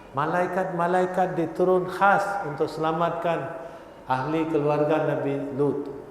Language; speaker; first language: Malay; non-native, local second language; Tamil